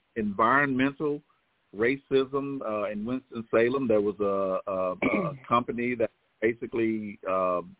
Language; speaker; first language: English; native; English